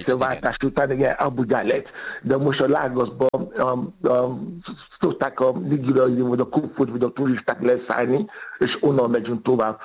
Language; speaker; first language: Hungarian; non-native, fluent; Yoruba